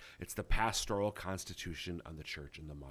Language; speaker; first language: English; native; English